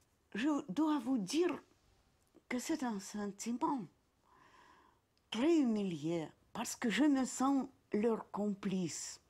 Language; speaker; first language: French; non-native, fluent; Russian